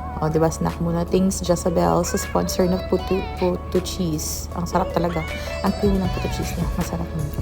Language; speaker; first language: Filipino; non-native, local second language; Hiligaynon